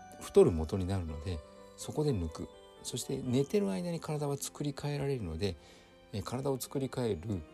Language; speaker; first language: Japanese; native; Japanese